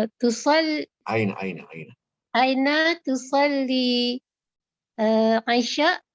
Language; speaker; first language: Arabic; non-native, learner; Malay